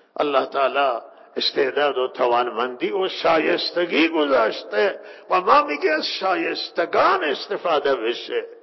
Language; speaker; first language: Persian; non-native, local second language; Baluchi